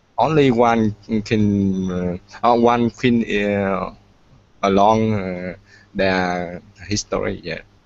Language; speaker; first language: English; non-native, learner; Vietnamese